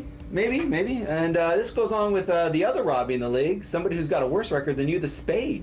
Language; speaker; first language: English; native; English